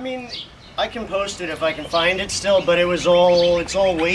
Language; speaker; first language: English; native; English